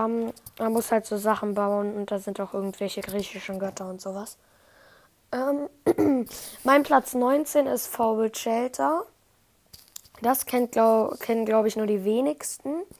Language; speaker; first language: German; native; German